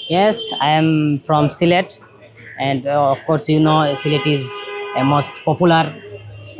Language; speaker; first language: English; non-native, learner; Bangla